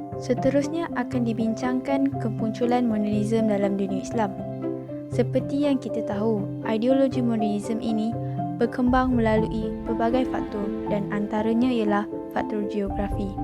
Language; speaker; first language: Malay; native; Malay